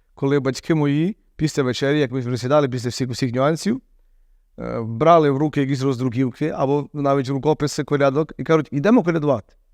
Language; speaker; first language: Ukrainian; native; Ukrainian